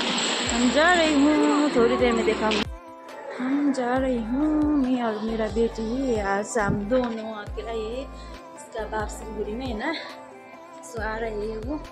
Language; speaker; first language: Hindi; non-native, local second language; Nepali